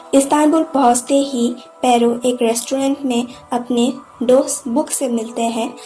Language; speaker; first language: Hindi; non-native, local second language; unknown